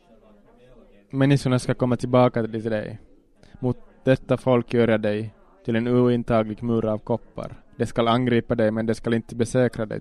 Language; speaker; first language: Swedish; non-native, local second language; Finnish